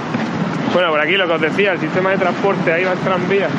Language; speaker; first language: Spanish; native; Spanish